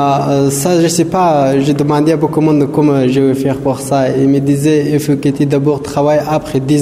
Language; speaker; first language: French; non-native, learner; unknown